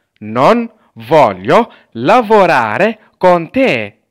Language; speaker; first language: Italian; non-native, fluent; Arabic